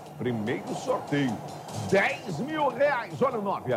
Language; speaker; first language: Portuguese; native; Portuguese